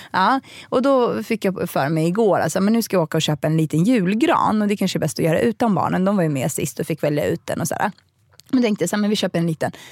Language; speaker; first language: Swedish; early bilingual, other home language; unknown